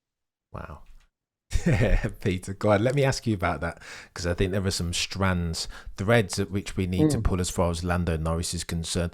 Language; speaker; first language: English; native; English